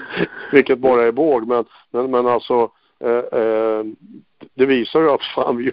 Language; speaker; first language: Swedish; native; Swedish